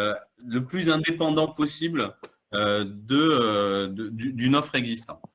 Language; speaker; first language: French; native; French